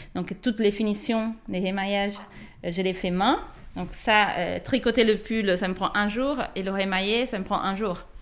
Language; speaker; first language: French; non-native, fluent; Portuguese